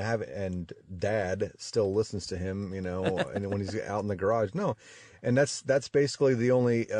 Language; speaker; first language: English; native; English